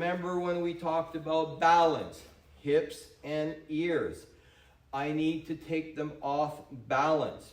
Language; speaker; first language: English; native; English